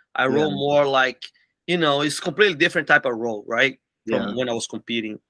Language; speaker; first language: English; non-native, fluent; Portuguese